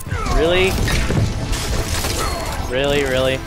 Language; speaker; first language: English; native; English